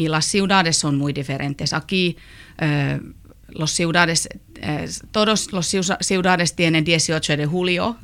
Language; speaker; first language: Spanish; non-native, learner; Finnish